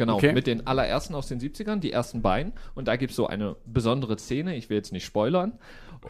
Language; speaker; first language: German; native; German